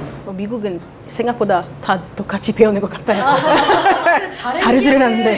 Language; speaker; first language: Korean; non-native, fluent; English